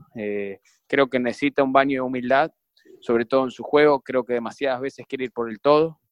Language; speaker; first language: Spanish; native; Spanish